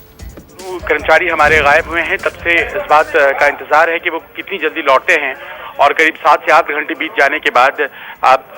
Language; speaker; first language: Hindi; native; Hindi